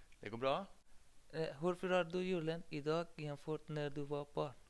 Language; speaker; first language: Swedish; non-native, learner; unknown